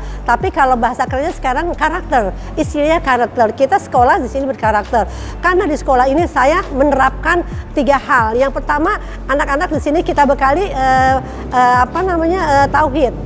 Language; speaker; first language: Indonesian; native; Indonesian